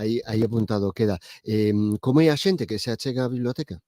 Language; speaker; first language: Spanish; native; Spanish